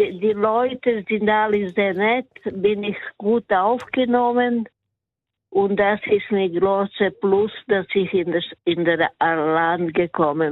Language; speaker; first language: German; non-native, fluent; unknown